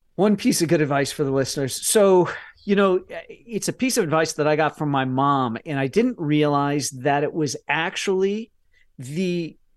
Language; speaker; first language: English; native; English